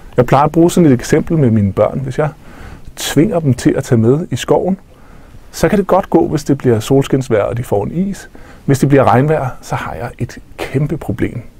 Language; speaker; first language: Danish; native; Danish